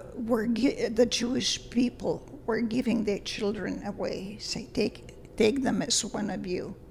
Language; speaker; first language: English; early bilingual, other home language; Lithuanian